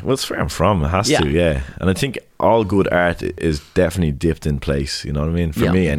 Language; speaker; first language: English; native; English